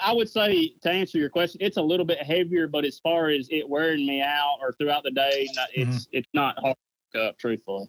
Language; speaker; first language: English; native; English